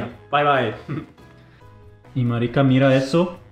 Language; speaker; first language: Spanish; non-native, fluent; German